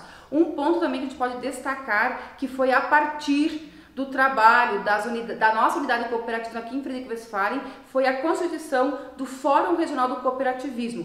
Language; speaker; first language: Portuguese; native; Portuguese